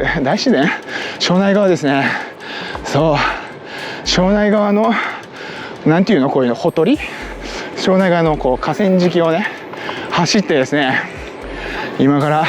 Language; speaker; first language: Japanese; native; Japanese